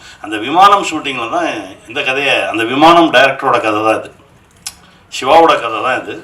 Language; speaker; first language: Tamil; native; Tamil